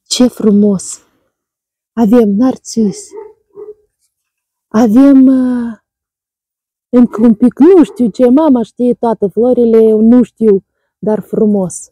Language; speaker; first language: Romanian; non-native, learner; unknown